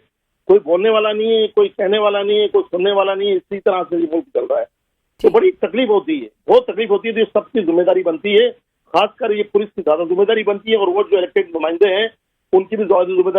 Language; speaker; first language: Urdu; native; Urdu